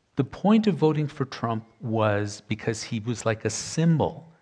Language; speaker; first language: English; native; English